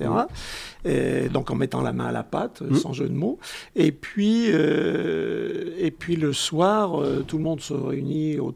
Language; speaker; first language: French; native; French